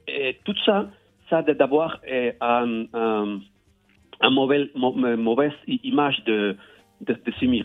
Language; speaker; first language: French; non-native, learner; Spanish